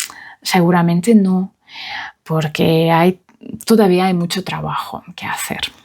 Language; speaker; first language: Spanish; non-native, fluent; Russian